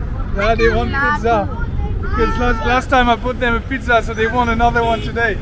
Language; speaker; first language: English; non-native, fluent; French